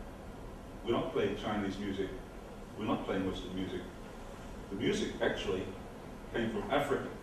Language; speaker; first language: English; non-native, fluent; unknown